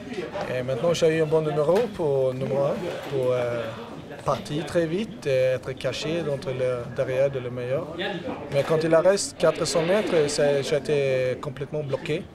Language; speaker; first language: French; non-native, learner; Swedish